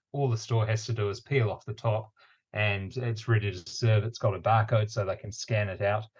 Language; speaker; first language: English; native; English